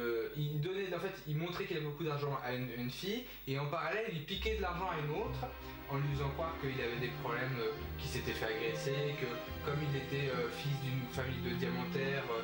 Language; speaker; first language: French; native; French